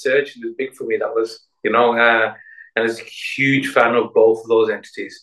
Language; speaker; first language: English; native; English